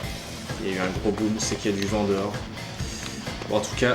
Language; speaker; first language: French; native; French